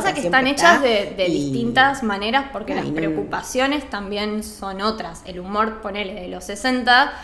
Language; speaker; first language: Spanish; native; Spanish